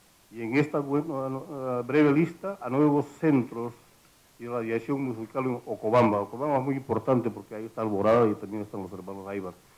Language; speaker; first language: Spanish; native; Spanish